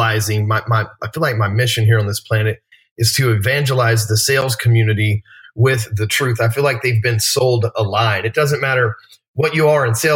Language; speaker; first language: English; native; English